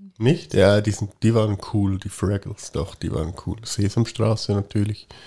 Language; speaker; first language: German; native; German